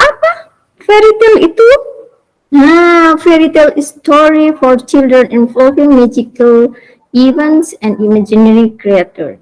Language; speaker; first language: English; non-native, learner; Indonesian